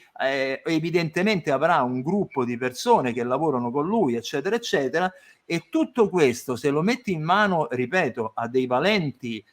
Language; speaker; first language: Italian; native; Italian